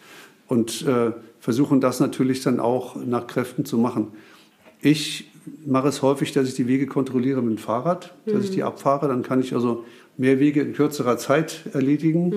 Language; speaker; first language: German; native; German